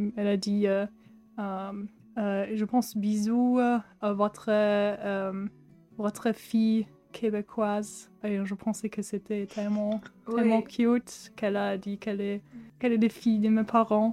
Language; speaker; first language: French; non-native, fluent; German